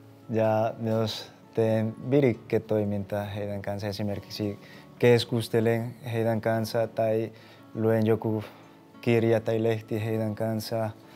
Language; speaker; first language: Finnish; non-native, learner; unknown